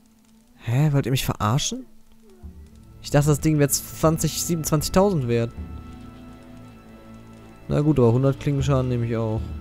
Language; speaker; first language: German; native; German